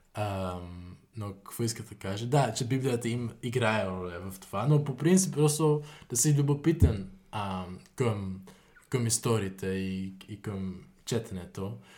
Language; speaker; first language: Bulgarian; non-native, fluent; Dutch